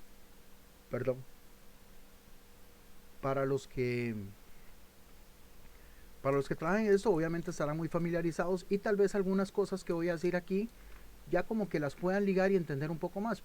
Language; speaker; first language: Spanish; native; Spanish